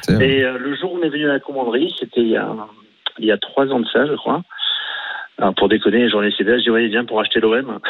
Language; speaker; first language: French; native; French